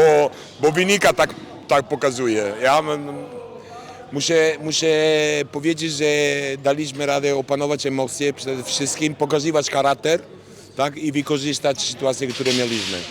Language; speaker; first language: Polish; non-native, fluent; Italian